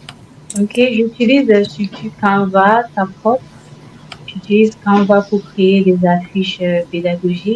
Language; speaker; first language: French; non-native, fluent; Igbo